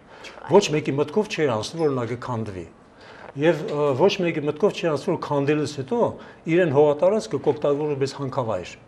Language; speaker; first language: Armenian; native; Armenian